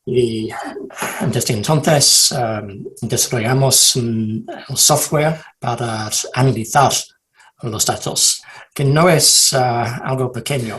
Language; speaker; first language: Spanish; non-native, fluent; English